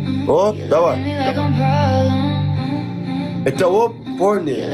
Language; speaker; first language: Russian; non-native, learner; Turkmen